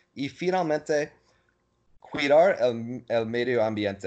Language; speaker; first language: Spanish; non-native, learner; English